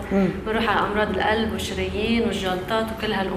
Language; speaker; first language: Arabic; native; Arabic